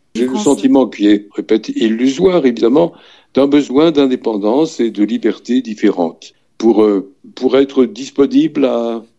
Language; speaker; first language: French; native; French